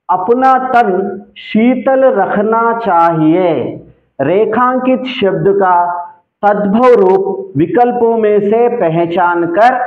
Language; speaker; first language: Hindi; non-native, local second language; Telugu